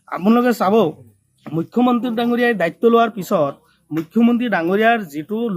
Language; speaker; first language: Assamese; non-native, local second language; Bangla